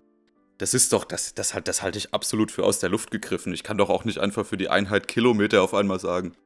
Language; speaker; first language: German; native; German